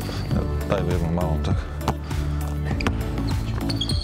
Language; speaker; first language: Polish; native; Polish